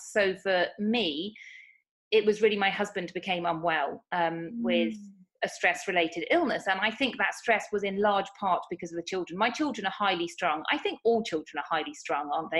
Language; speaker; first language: English; native; English